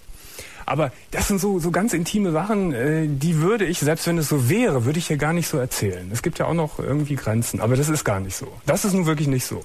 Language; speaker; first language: German; native; German